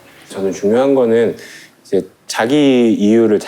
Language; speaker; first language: Korean; native; Korean